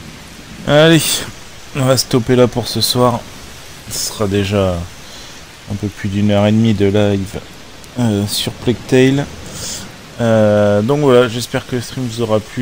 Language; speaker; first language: French; native; French